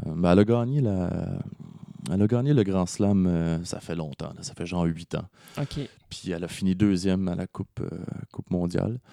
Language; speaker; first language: French; native; French